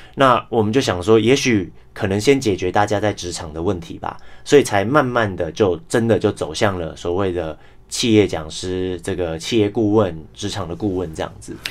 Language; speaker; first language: Chinese; non-native, local second language; English